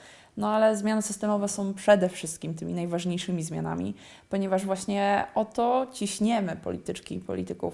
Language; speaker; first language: Polish; native; Polish